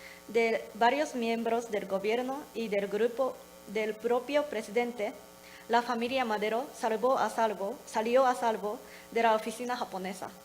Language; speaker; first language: Spanish; non-native, learner; Japanese